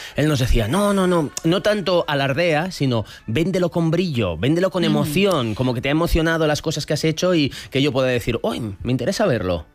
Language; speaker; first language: Spanish; native; Spanish